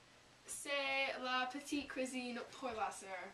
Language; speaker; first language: French; non-native, learner; English